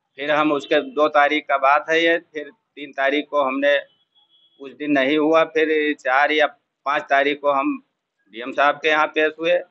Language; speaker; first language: Hindi; native; Hindi